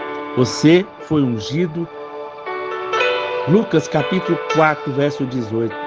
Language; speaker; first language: Portuguese; native; Portuguese